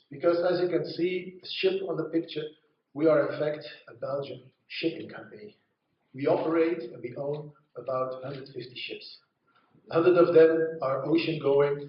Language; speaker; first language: English; non-native, fluent; Dutch